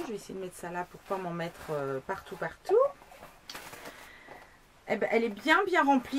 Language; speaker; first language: French; native; French